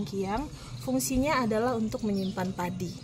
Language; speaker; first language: Indonesian; native; Indonesian